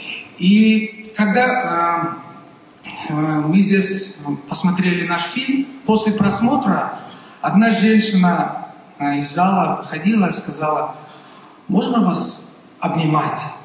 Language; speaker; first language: Russian; non-native, local second language; Tajik